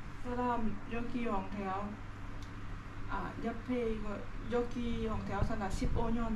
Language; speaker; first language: Korean; non-native, learner; Lao